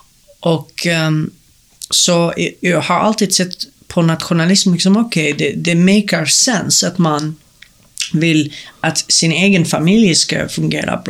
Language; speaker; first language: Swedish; non-native, fluent; Arabic